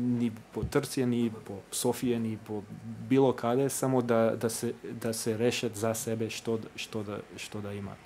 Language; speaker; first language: Macedonian; non-native, fluent; English